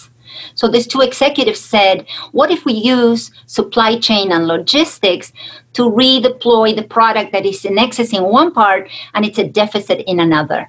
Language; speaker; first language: English; non-native, fluent; Spanish